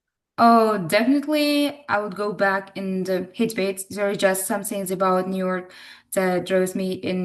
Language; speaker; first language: English; non-native, fluent; Kazakh